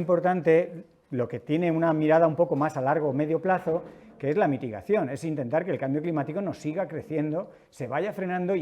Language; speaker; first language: Spanish; native; Spanish